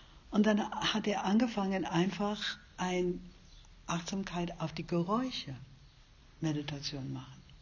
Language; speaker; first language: German; non-native, fluent; English